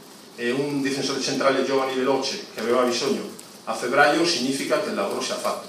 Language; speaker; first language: Italian; non-native, fluent; Spanish